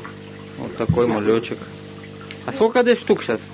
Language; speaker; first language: Russian; native; Russian